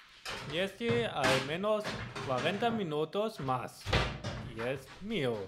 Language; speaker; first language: Spanish; non-native, learner; German